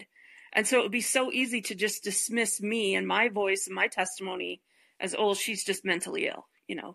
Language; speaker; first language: English; native; English